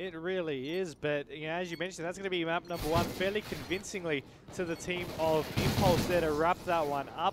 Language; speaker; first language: English; native; English